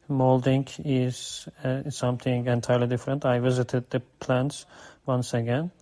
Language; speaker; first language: English; non-native, fluent; Turkish